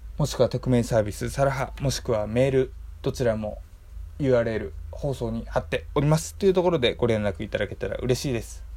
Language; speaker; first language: Japanese; native; Japanese